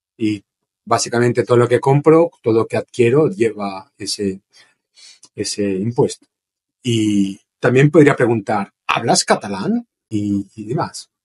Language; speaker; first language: Spanish; native; Spanish